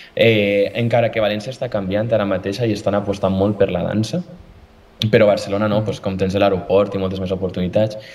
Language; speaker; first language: Catalan; native; Catalan